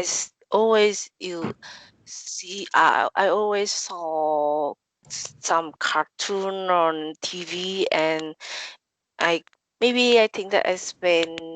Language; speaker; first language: English; non-native, learner; Vietnamese